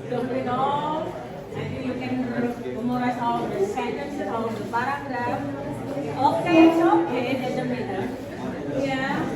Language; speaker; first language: English; non-native, fluent; Indonesian